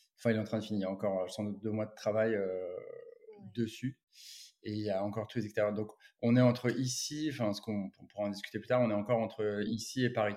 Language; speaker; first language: French; native; French